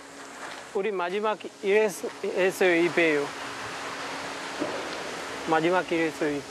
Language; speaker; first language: Korean; non-native, learner; Sinhala